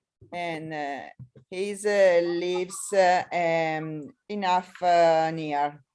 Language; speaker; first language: English; non-native, learner; Italian